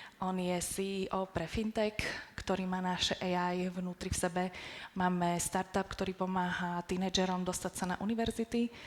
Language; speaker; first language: Slovak; native; Slovak